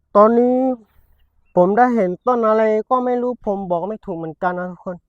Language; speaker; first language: Thai; non-native, local second language; Pattani Malay